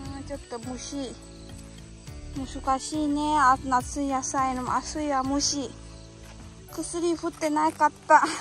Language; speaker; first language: Japanese; non-native, learner; Thai